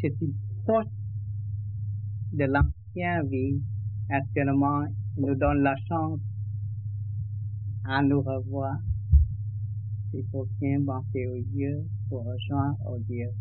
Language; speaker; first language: French; non-native, learner; Vietnamese